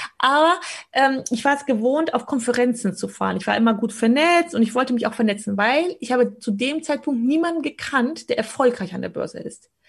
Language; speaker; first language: German; early bilingual, other home language; Polish